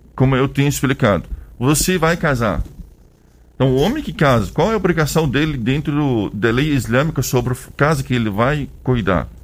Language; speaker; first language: Portuguese; non-native, learner; Arabic